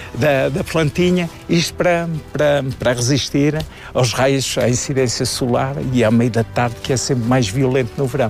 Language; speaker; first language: Portuguese; native; Portuguese